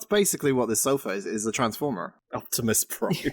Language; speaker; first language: English; native; English